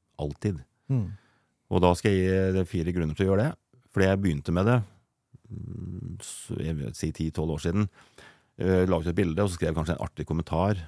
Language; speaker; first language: Norwegian; native; Norwegian